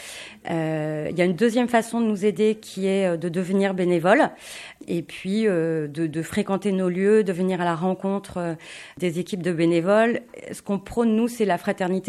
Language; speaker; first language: French; native; French